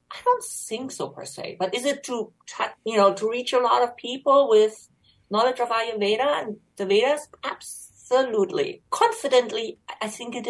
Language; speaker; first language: English; non-native, fluent; German